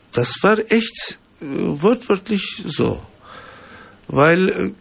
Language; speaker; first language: German; non-native, fluent; Turkish